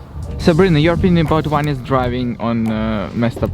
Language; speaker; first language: English; non-native, fluent; Russian